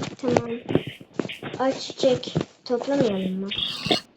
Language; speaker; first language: Turkish; native; Turkish